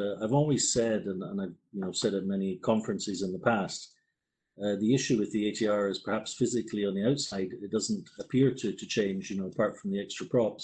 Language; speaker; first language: English; native; English